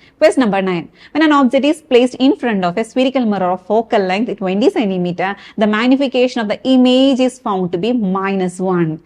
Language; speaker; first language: English; non-native, local second language; Malayalam